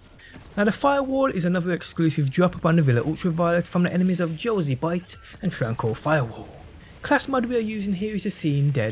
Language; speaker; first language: English; native; English